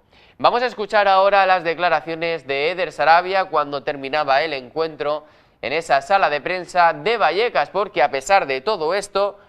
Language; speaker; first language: Spanish; native; Spanish